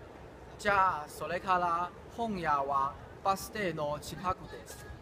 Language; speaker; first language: Japanese; non-native, learner; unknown